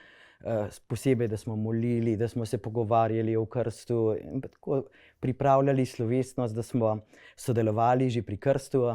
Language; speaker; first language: Slovenian; native; Slovenian